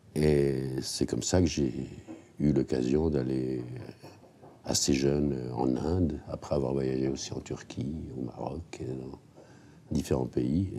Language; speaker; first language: French; native; French